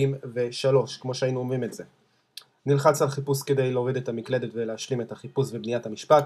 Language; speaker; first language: Hebrew; native; Hebrew